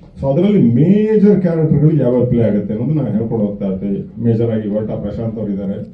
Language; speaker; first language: Kannada; native; Kannada